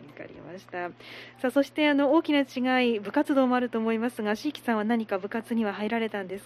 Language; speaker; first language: Japanese; native; Japanese